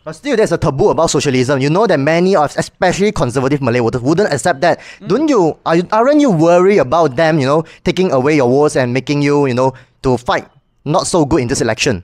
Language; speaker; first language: English; non-native, local second language; Chinese